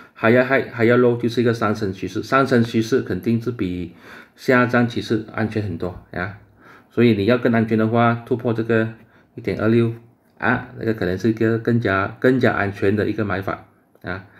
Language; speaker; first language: Chinese; native; Chinese